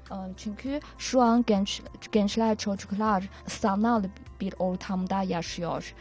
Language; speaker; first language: Turkish; non-native, learner; Chinese